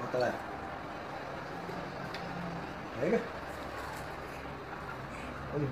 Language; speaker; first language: Portuguese; native; Portuguese